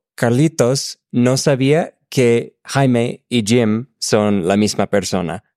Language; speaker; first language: Spanish; non-native, fluent; English